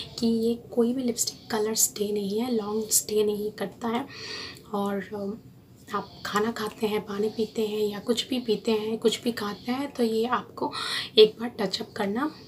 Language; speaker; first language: Hindi; non-native, local second language; Bangla